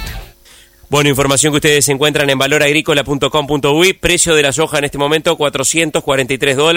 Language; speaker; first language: Spanish; native; Spanish